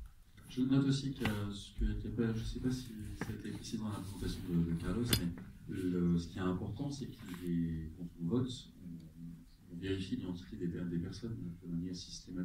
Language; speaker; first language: French; native; French